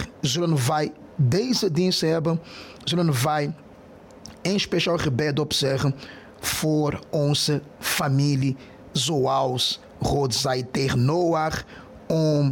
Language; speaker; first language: Dutch; non-native, fluent; Portuguese